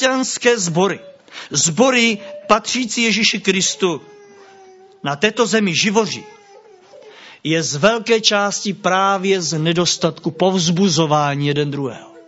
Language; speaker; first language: Czech; native; Czech